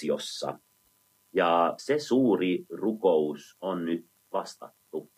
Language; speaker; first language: Finnish; non-native, fluent; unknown